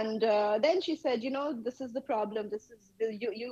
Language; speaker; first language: English; non-native, local second language; Bangla